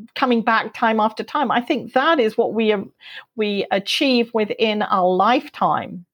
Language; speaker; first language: English; native; English